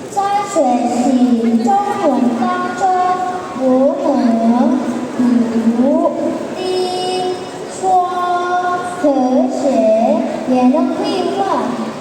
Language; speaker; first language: Chinese; non-native, learner; Indonesian